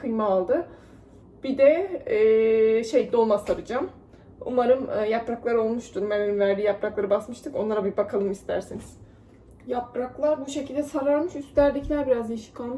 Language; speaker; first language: Turkish; early bilingual, other home language; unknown